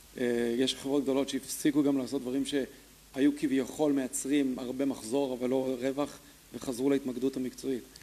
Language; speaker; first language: Hebrew; early bilingual, other home language; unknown